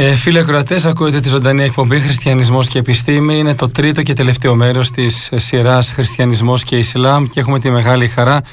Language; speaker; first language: Greek; native; Greek